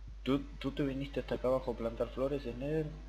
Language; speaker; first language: Spanish; native; Spanish